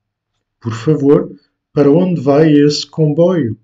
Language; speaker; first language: Portuguese; non-native, fluent; French